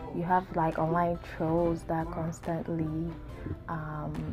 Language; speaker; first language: English; non-native, local second language; Akan